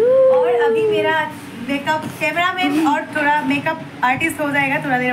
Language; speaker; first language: Hindi; non-native, local second language; Assamese